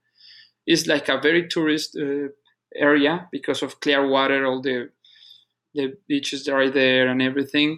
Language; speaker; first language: English; non-native, fluent; Spanish